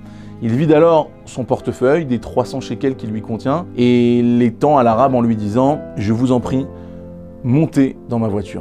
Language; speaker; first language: French; native; French